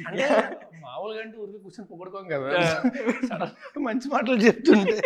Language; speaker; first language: Telugu; native; Telugu